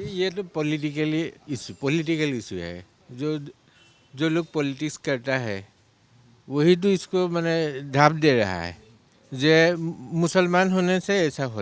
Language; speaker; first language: Hindi; non-native, local second language; Assamese